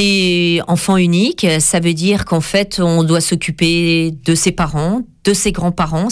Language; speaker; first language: French; native; French